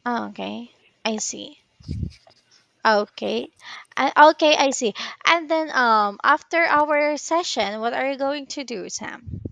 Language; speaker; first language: English; non-native, local second language; Filipino